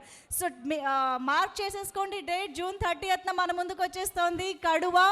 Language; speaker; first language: Telugu; native; Telugu